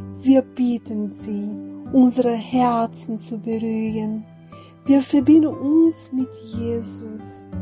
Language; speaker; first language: German; non-native, fluent; Portuguese